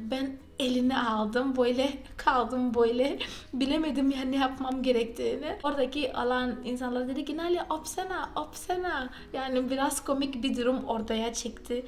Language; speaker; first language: Turkish; non-native, fluent; Portuguese